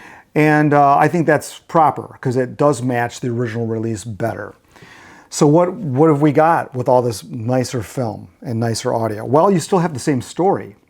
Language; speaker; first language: English; native; English